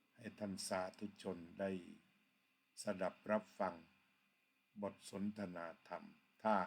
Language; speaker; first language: Thai; native; Thai